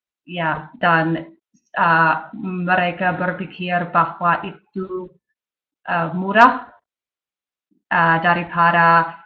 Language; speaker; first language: Indonesian; non-native, learner; English